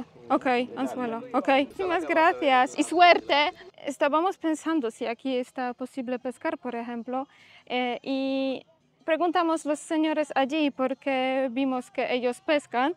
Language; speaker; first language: Spanish; non-native, fluent; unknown